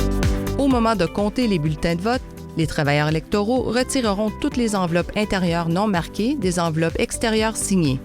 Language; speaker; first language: French; native; French